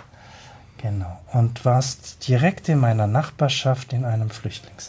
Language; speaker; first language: German; native; German